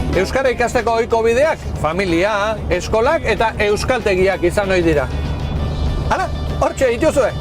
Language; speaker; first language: Basque; native; Basque